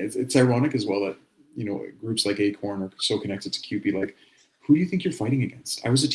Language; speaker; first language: English; native; English